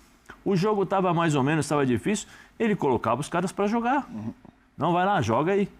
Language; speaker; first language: Portuguese; native; Portuguese